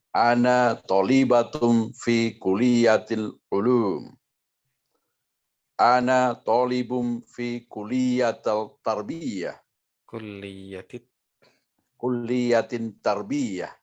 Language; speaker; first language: Arabic; non-native, learner; Indonesian